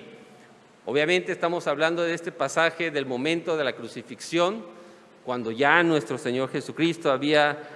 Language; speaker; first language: Spanish; native; Spanish